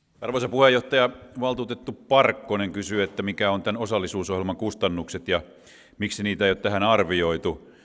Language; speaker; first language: Finnish; native; Finnish